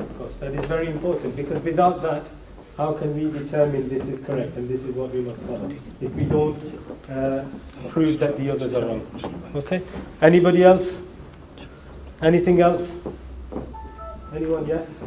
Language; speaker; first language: English; early bilingual, other home language; Urdu